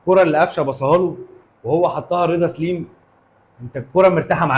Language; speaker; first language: Arabic; native; Arabic